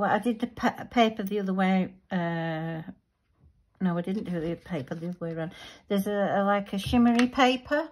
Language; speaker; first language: English; native; English